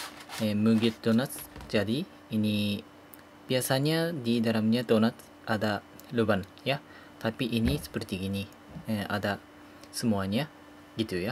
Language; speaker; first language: Indonesian; non-native, learner; Japanese